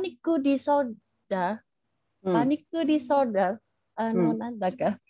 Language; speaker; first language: Japanese; non-native, learner; Indonesian